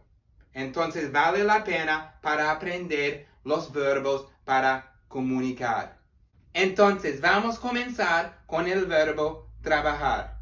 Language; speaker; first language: Spanish; non-native, learner; English